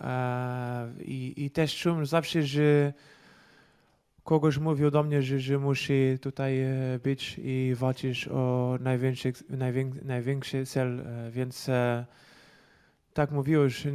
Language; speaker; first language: Polish; non-native, learner; Portuguese